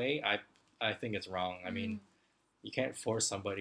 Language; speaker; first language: English; non-native, local second language; Cantonese